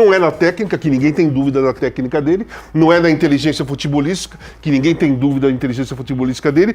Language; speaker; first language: Portuguese; native; Portuguese